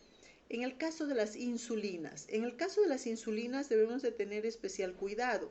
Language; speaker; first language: Spanish; native; Spanish